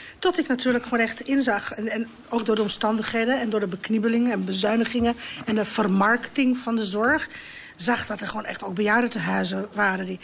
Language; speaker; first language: Dutch; non-native, fluent; Romanian